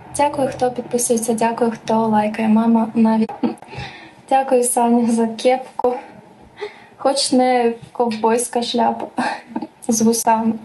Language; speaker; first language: Ukrainian; native; Ukrainian